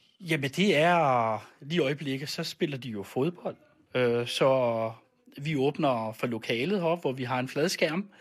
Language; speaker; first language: Danish; native; Danish